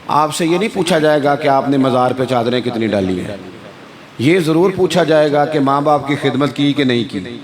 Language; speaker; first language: Urdu; non-native, local second language; Punjabi